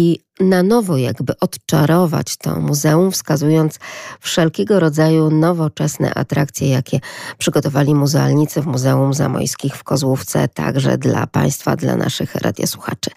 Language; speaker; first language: Polish; native; Polish